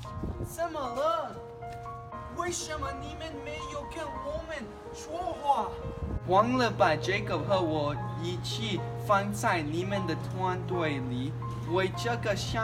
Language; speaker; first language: Chinese; non-native, learner; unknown